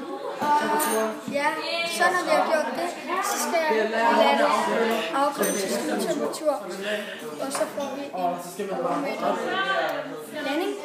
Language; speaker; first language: Danish; native; Danish